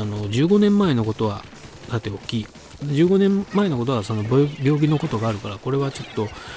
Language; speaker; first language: Japanese; native; Japanese